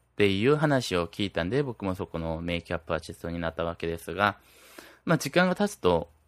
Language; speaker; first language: Japanese; non-native, fluent; Korean